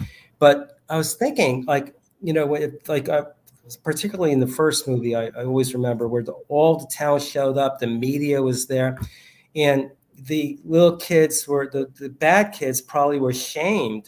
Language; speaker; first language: English; native; English